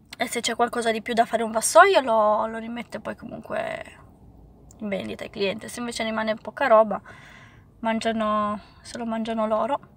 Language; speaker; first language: Italian; non-native, fluent; Romanian